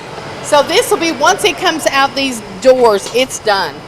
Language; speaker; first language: English; native; English